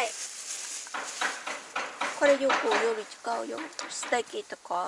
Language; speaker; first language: Japanese; non-native, learner; Vietnamese